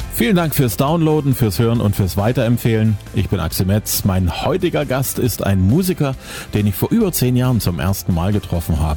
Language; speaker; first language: German; native; German